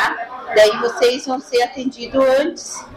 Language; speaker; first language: Portuguese; native; Portuguese